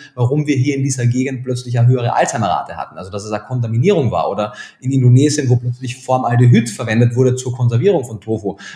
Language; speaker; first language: German; native; German